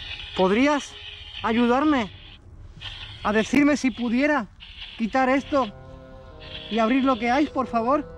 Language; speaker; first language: Spanish; native; Spanish